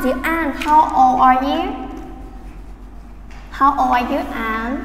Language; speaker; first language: English; non-native, fluent; Vietnamese